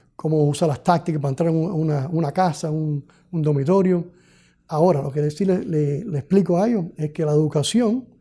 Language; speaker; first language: Spanish; early bilingual, heritage; Spanish